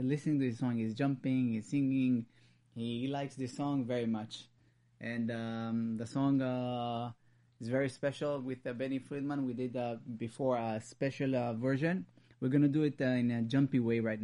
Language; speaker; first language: English; non-native, fluent; Hebrew